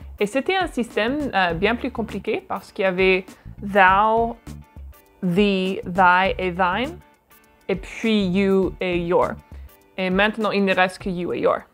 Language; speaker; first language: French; non-native, fluent; English